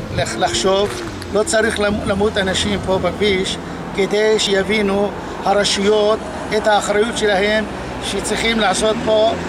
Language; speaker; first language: Hebrew; non-native, local second language; Arabic